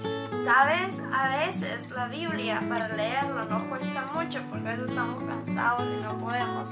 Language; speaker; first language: Spanish; early bilingual, heritage; Spanish